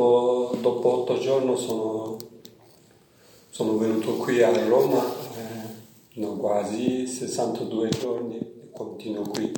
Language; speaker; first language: Italian; non-native, learner; Kurdish